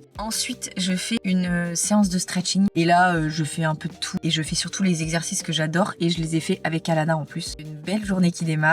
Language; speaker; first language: French; native; French